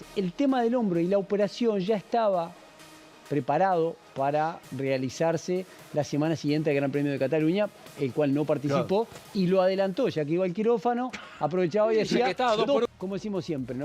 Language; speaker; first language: Spanish; native; Spanish